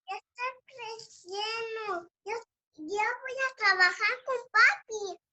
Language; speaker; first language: Spanish; early bilingual, heritage; Spanish